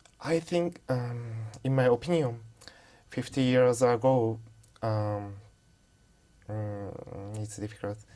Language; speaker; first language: English; non-native, learner; Japanese